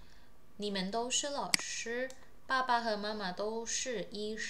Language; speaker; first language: Chinese; non-native, fluent; Indonesian